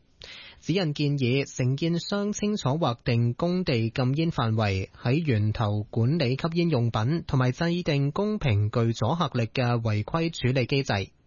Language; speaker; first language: Cantonese; native; Cantonese